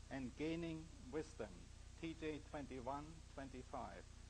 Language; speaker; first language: English; non-native, fluent; German